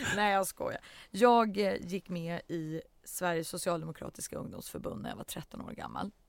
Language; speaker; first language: Swedish; early bilingual, other home language; Central Kurdish